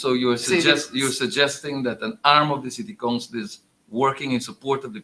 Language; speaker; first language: English; native; English